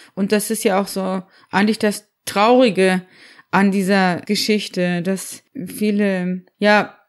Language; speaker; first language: German; early bilingual, other home language; Turkish